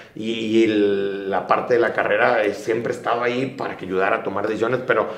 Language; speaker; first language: Spanish; native; Spanish